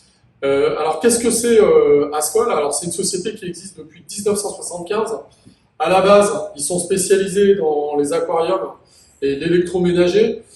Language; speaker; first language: French; native; French